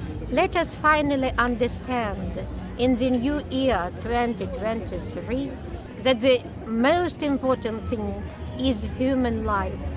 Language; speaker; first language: English; non-native, fluent; Russian